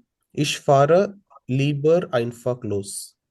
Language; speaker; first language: German; non-native, learner; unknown